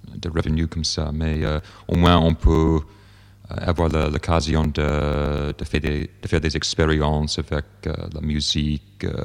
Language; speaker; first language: French; non-native, fluent; English